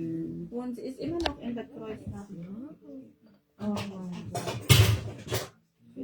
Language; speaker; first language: German; non-native, learner; Filipino